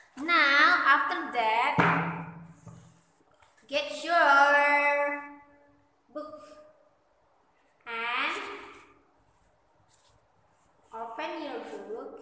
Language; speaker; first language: English; non-native, learner; Indonesian